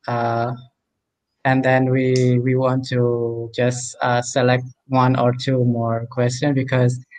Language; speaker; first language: English; non-native, fluent; Indonesian